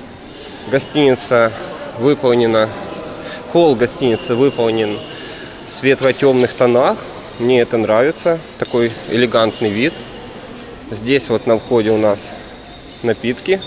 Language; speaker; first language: Russian; native; Russian